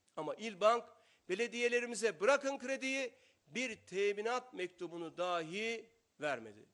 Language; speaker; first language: Turkish; native; Turkish